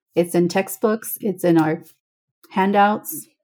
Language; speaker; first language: English; non-native, fluent; Spanish